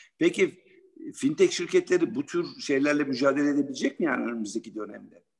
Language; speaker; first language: Turkish; native; Turkish